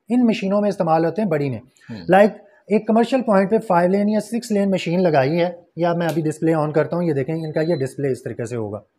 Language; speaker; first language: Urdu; non-native, local second language; Punjabi